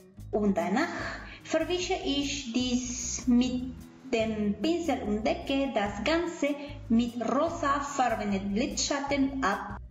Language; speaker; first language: German; non-native, fluent; Spanish